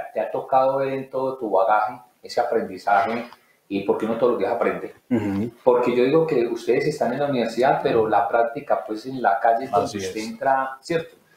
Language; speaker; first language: Spanish; native; Spanish